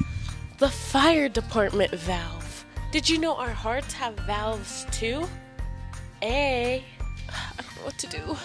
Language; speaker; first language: English; native; English